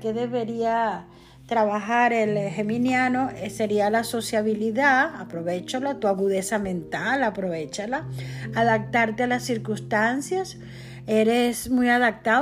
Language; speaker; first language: Spanish; native; Spanish